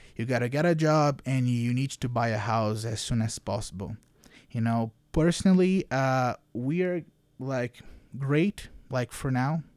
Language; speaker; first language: English; non-native, fluent; Portuguese